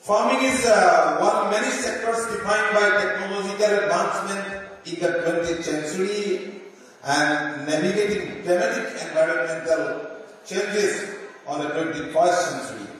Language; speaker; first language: English; non-native, local second language; Assamese